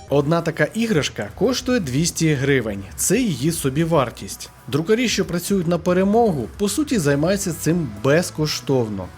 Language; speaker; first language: Ukrainian; native; Ukrainian